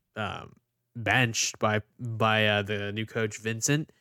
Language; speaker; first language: English; early bilingual, other home language; Maltese